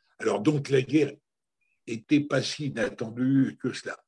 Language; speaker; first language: French; native; French